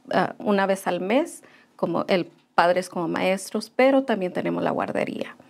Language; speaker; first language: Spanish; early bilingual, heritage; Spanish